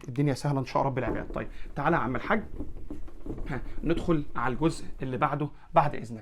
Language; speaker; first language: Arabic; native; Arabic